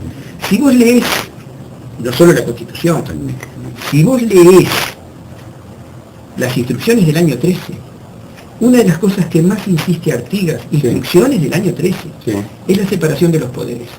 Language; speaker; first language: Spanish; native; Spanish